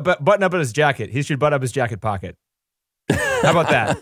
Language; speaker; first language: English; native; English